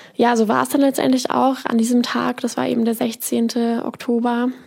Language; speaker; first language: German; native; German